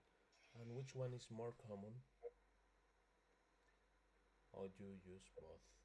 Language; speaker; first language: English; non-native, learner; Spanish